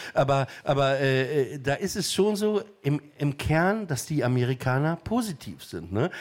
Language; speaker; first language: German; native; German